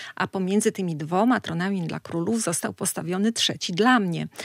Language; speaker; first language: Polish; native; Polish